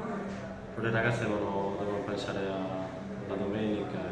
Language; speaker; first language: Italian; native; Italian